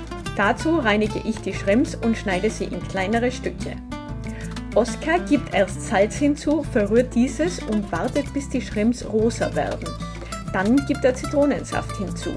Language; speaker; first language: German; native; German